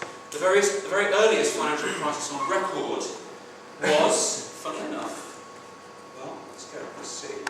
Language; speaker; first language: English; native; English